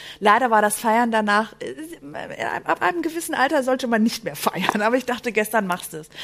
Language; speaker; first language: German; early bilingual, other home language; Greek